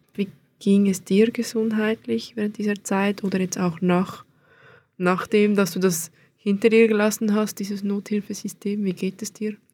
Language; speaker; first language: German; native; German